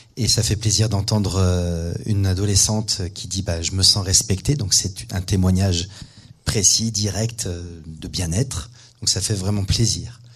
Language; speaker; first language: French; native; French